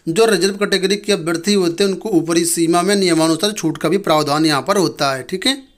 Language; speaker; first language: Hindi; native; Hindi